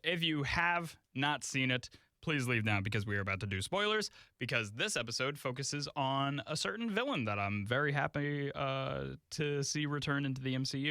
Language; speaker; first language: English; native; English